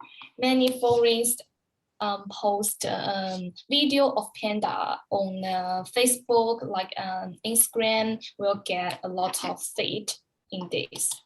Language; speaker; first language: English; non-native, learner; Chinese